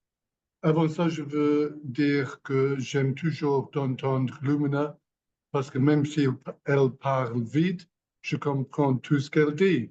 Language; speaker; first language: French; non-native, learner; English